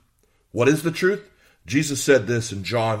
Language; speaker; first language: English; native; English